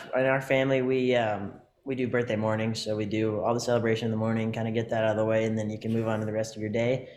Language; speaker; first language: English; native; English